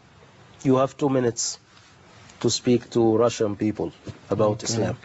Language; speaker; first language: English; non-native, fluent; Arabic